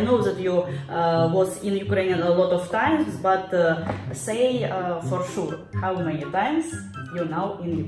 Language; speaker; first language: English; non-native, learner; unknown